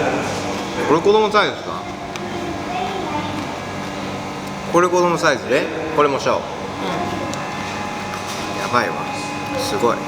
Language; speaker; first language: Japanese; native; Japanese